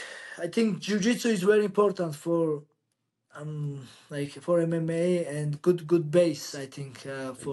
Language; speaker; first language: English; non-native, learner; Georgian